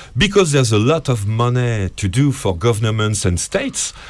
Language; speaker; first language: English; non-native, learner; French